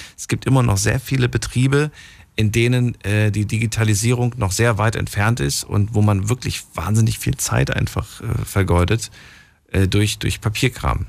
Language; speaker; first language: German; native; German